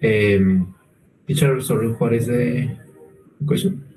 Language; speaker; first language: English; non-native, learner; Spanish